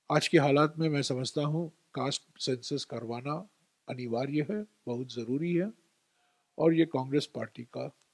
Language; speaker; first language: Hindi; non-native, local second language; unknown